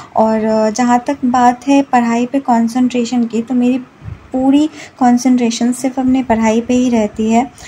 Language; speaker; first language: Hindi; native; Hindi